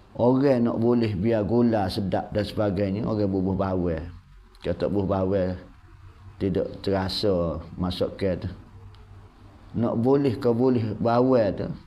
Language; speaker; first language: Malay; native; Malay